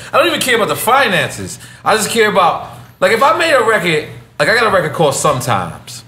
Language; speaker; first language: English; native; English